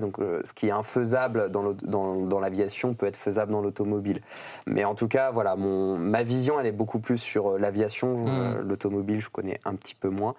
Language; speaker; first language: French; native; French